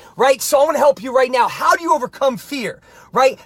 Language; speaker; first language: English; native; English